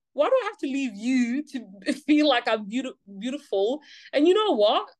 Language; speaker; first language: English; native; English